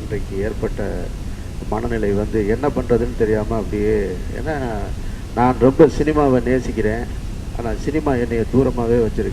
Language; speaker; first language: Tamil; native; Tamil